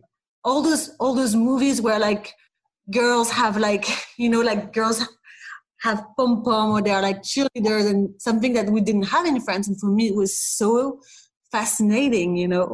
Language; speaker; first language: English; non-native, fluent; French